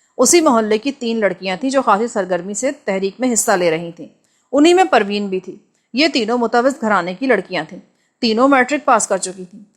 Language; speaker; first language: Urdu; native; Urdu